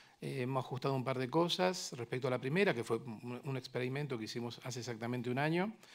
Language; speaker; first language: Spanish; native; Spanish